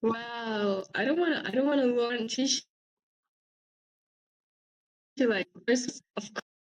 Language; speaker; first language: English; non-native, fluent; Uzbek